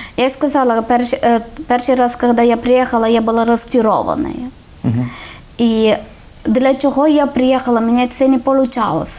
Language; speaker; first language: Ukrainian; non-native, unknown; Malayalam